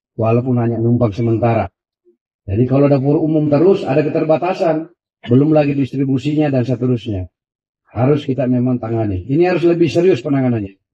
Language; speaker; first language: Indonesian; non-native, local second language; Buginese